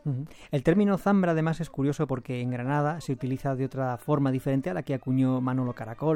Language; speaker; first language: Spanish; native; Spanish